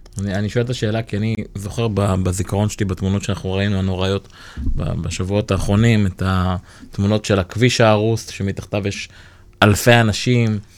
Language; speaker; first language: Hebrew; native; Hebrew